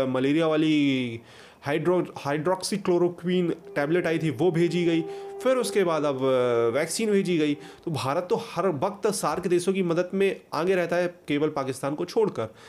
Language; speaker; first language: Hindi; native; Hindi